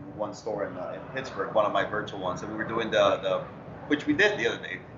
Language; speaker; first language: English; early bilingual, other home language; Spanish